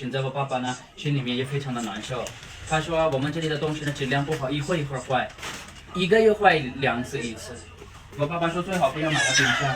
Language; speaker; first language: Chinese; non-native, fluent; Punjabi